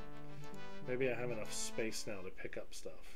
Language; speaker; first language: English; native; English